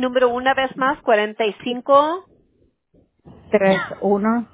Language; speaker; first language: Spanish; early bilingual, other home language; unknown